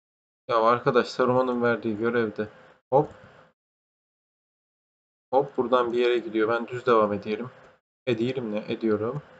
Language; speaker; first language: Turkish; native; Turkish